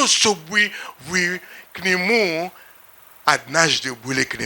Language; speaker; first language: Russian; non-native, fluent; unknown